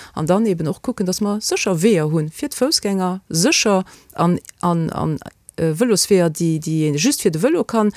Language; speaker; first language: Luxembourgish; native; Luxembourgish